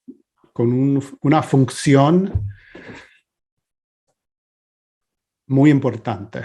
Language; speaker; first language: Spanish; non-native, fluent; English